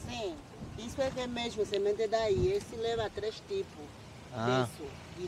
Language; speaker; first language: Portuguese; non-native, local second language; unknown